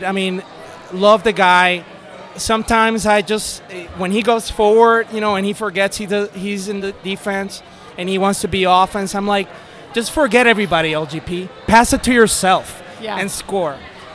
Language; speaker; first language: English; non-native, fluent; Spanish